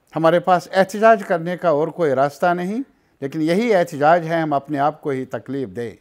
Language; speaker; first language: Urdu; non-native, local second language; Kashmiri